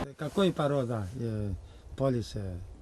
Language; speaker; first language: Russian; non-native, learner; Korean